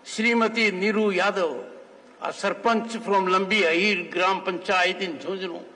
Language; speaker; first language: Hindi; native; Hindi